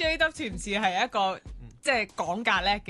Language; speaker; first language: Cantonese; native; Cantonese